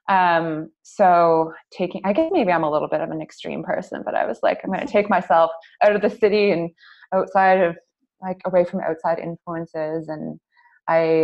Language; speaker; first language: English; native; English